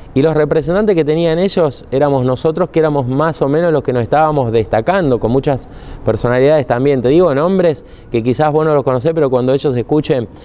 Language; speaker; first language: Spanish; native; Spanish